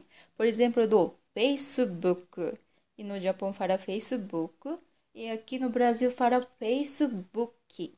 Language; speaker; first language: Portuguese; non-native, local second language; Japanese